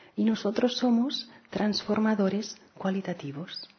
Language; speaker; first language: Spanish; non-native, local second language; Catalan